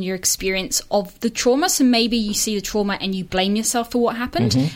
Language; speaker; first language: English; native; English